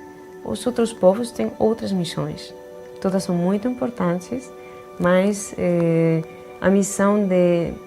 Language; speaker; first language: Portuguese; non-native, fluent; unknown